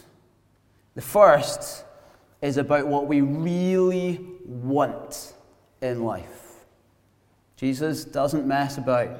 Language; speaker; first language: English; native; English